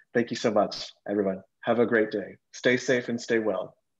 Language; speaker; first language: English; early bilingual, other home language; Spanish